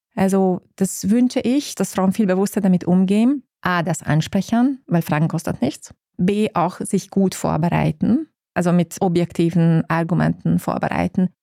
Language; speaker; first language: German; non-native, fluent; Hungarian